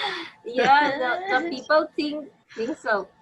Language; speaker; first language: English; non-native, learner; Spanish